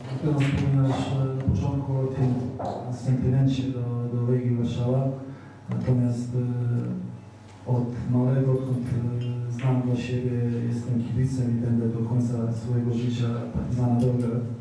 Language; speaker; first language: Polish; non-native, fluent; Serbian